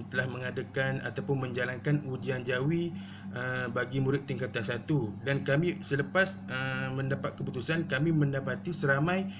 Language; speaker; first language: Malay; native; Malay